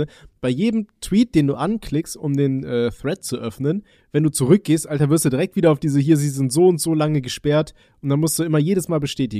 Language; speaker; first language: German; native; German